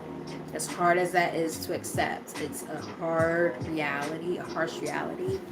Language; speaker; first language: English; native; English